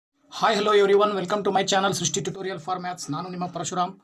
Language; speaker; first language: Kannada; native; Kannada